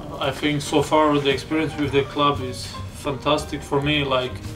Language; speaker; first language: English; non-native, fluent; German